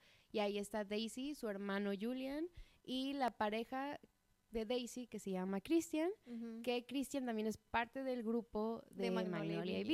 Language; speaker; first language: Spanish; native; Spanish